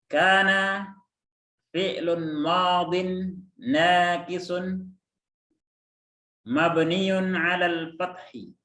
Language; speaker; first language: Arabic; non-native, fluent; Indonesian